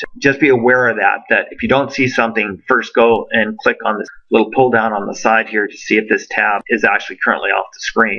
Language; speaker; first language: English; native; English